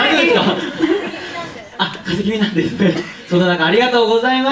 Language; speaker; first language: Japanese; native; Japanese